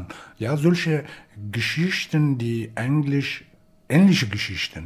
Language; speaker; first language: German; non-native, learner; Kurdish